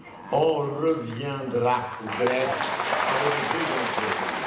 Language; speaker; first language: French; non-native, fluent; German